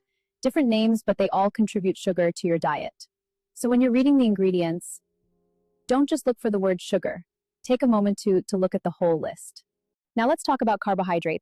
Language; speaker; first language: English; non-native, fluent; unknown